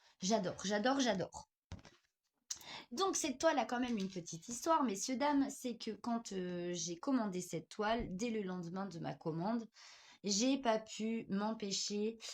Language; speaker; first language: French; native; French